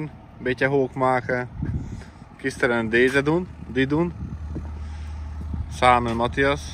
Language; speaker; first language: Dutch; non-native, learner; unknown